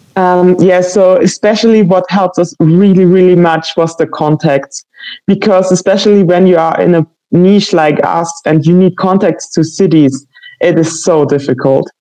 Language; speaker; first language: English; non-native, fluent; German